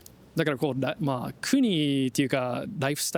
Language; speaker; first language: Japanese; non-native, fluent; English